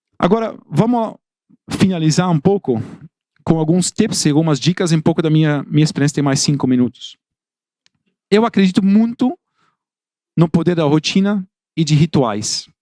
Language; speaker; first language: Portuguese; non-native, fluent; Dutch